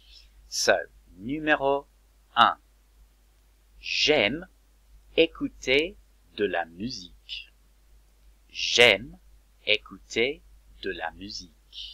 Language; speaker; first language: French; non-native, fluent; English